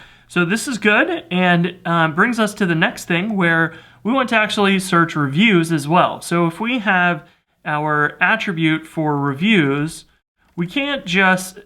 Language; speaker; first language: English; native; English